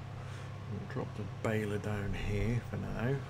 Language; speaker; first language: English; native; English